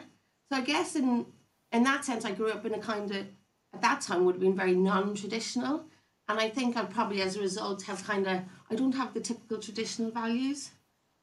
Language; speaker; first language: English; native; English